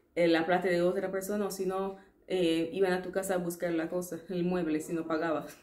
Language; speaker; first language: Spanish; non-native, fluent; English